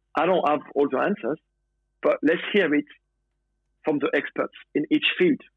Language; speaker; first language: English; non-native, fluent; French